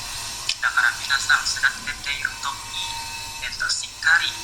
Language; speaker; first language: Japanese; non-native, learner; Indonesian